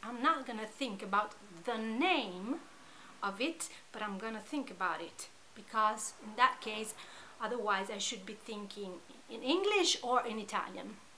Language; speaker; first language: English; non-native, fluent; Italian